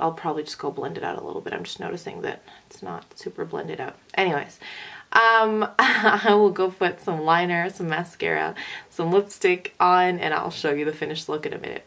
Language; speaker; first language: English; early bilingual, other home language; Arabic